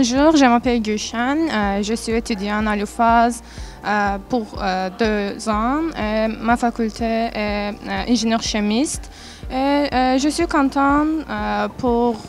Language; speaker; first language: French; non-native, learner; Azerbaijani